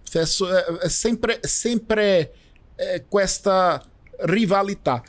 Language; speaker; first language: Italian; non-native, learner; Portuguese